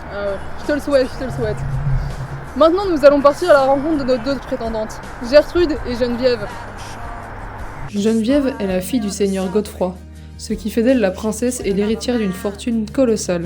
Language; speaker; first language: French; native; French